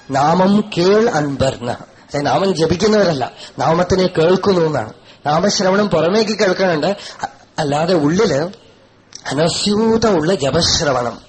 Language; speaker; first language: Malayalam; non-native, local second language; Tamil